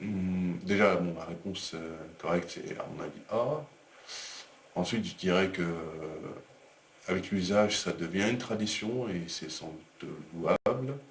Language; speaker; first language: French; native; French